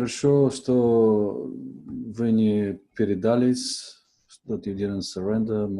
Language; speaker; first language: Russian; non-native, fluent; Bulgarian